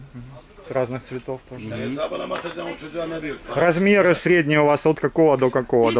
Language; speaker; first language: Russian; native; Russian